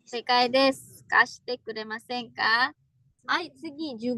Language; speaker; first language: Japanese; non-native, fluent; Indonesian